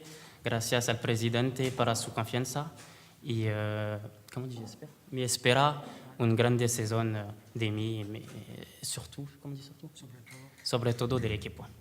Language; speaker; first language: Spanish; non-native, learner; French